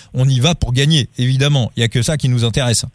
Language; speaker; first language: French; native; French